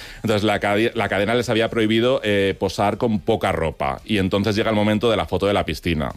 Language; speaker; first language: Spanish; native; Spanish